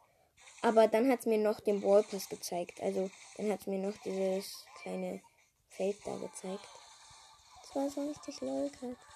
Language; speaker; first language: German; native; German